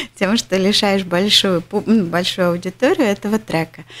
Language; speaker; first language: Russian; native; Russian